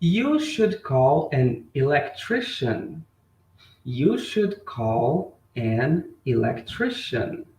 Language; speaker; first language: English; non-native, fluent; Portuguese